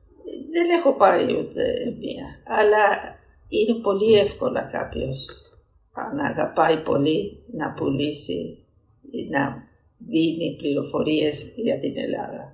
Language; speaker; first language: Greek; early bilingual, heritage; Greek